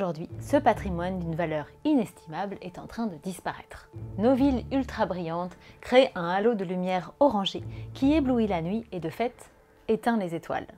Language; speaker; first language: French; native; French